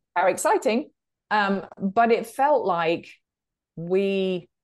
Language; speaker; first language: English; native; English